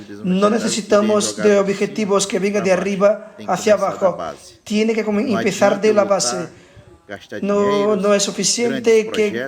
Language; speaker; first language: Spanish; non-native, fluent; Portuguese